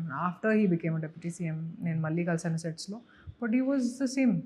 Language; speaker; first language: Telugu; non-native, fluent; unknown